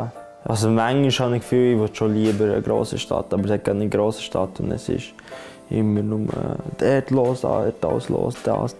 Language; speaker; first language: German; non-native, fluent; Latvian